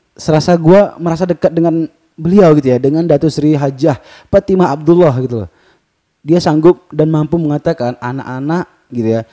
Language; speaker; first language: Indonesian; native; Indonesian